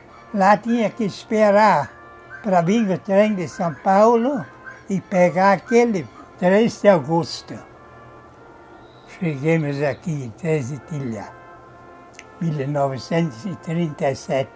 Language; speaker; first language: Portuguese; non-native, fluent; German